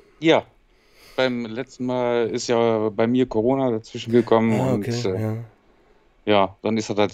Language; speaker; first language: German; native; German